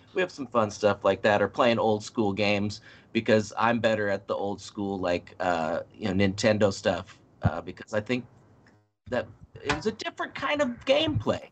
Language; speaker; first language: English; native; English